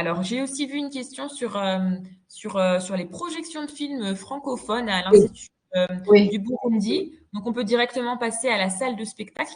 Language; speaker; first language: French; native; French